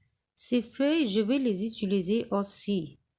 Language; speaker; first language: French; non-native, local second language; Arabic